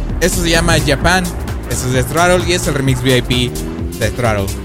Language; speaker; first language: Spanish; native; Spanish